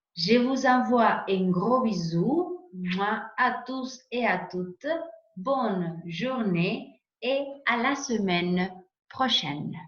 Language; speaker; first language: French; non-native, fluent; Spanish